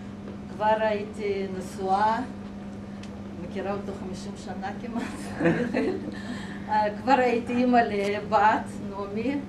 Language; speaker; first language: Hebrew; non-native, fluent; Russian